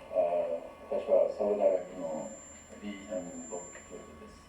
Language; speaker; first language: Japanese; non-native, fluent; Korean